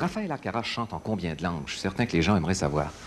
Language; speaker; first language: French; native; French